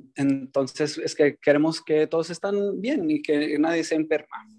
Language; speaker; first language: Spanish; early bilingual, heritage; Spanish